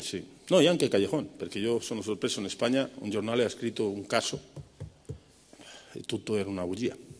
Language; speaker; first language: Italian; non-native, fluent; Spanish